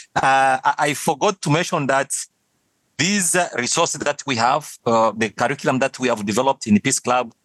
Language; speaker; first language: English; non-native, fluent; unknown